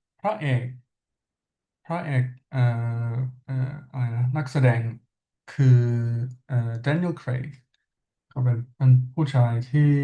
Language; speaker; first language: Thai; non-native, learner; English